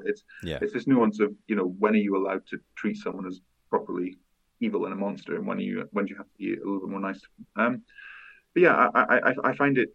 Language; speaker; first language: English; native; English